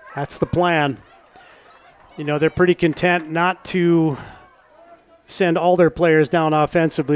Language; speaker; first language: English; native; English